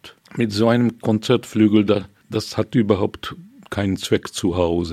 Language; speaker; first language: German; non-native, fluent; Hungarian